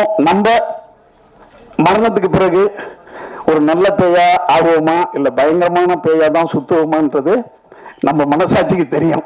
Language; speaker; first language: Tamil; native; Tamil